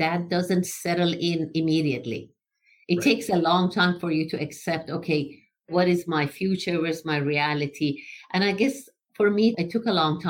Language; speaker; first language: English; non-native, fluent; Persian